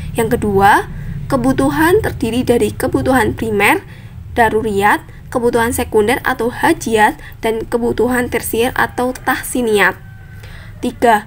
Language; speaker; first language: Indonesian; native; Indonesian